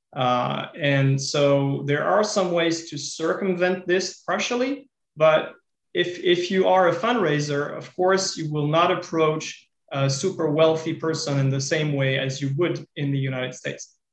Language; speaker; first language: English; non-native, fluent; French